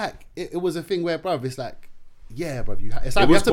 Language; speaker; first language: English; non-native, local second language; Arabic